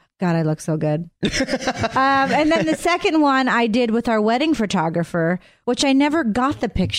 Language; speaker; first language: English; native; English